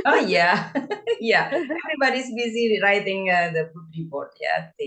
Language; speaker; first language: English; non-native, fluent; Indonesian